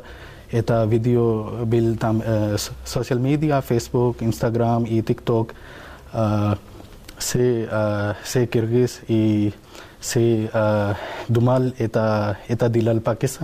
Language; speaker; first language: Russian; non-native, learner; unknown